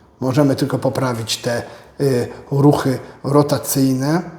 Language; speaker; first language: Polish; native; Polish